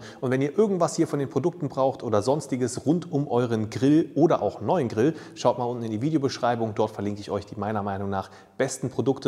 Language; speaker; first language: German; native; German